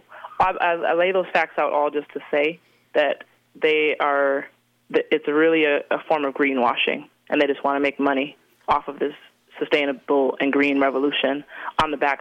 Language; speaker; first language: English; native; English